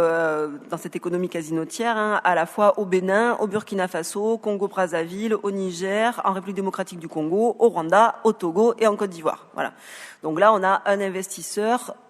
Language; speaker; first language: French; native; French